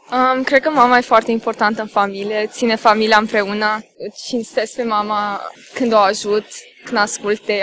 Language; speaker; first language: Romanian; early bilingual, heritage; Romanian